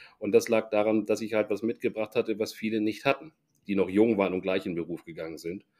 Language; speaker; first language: German; native; German